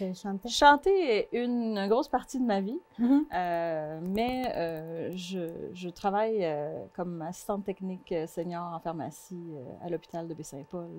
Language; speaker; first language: French; non-native, fluent; Portuguese